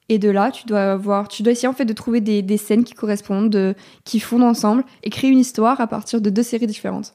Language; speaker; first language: French; native; French